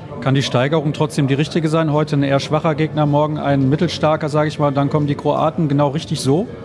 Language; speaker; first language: German; native; German